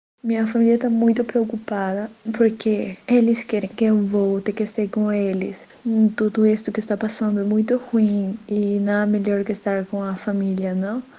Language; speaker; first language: Portuguese; non-native, learner; Spanish